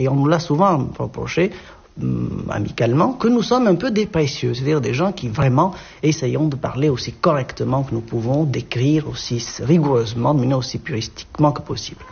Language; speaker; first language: French; non-native, local second language; Arabic